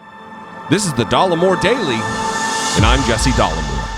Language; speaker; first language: English; native; English